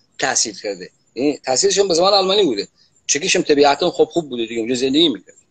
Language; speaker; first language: Persian; non-native, local second language; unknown